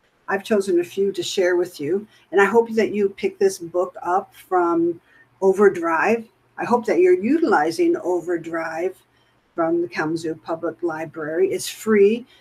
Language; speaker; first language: English; native; English